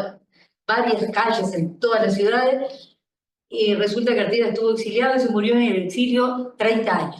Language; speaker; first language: Spanish; native; Spanish